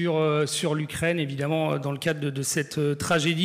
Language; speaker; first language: French; native; French